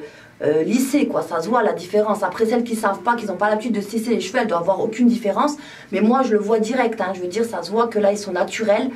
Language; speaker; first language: French; native; French